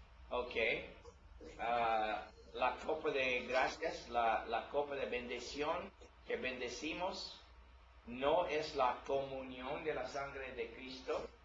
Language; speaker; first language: Spanish; non-native, learner; English